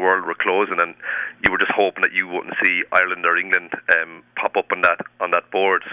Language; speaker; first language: English; native; English